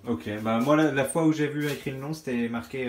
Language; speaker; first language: French; native; French